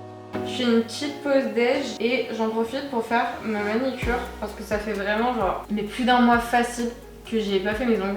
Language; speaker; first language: French; native; French